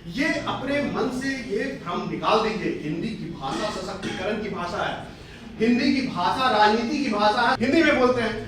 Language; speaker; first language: Hindi; native; Hindi